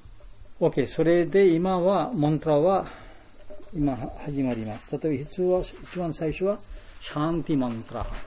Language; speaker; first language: Japanese; non-native, learner; Bangla